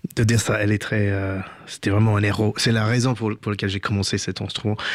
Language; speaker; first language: French; non-native, fluent; English